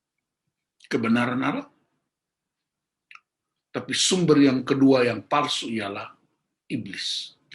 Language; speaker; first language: Indonesian; native; Indonesian